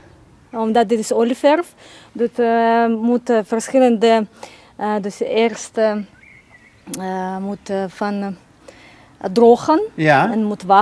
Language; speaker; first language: Dutch; non-native, learner; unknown